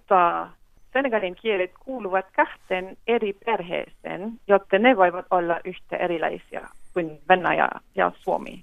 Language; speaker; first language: Finnish; non-native, fluent; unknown